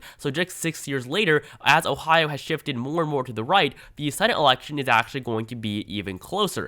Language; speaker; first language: English; native; English